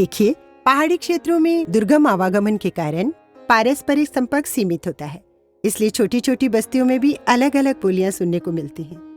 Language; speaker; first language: Hindi; native; Hindi